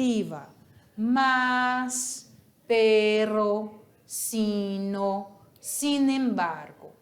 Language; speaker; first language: Spanish; non-native, learner; Portuguese